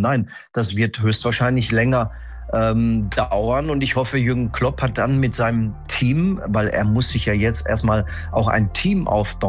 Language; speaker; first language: German; native; German